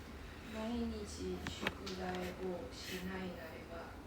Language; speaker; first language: Japanese; non-native, learner; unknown